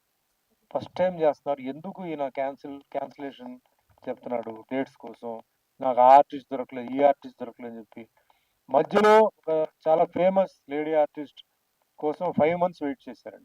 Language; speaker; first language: Telugu; native; Telugu